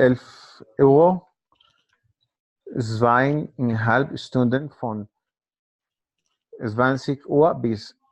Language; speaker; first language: German; non-native, learner; Spanish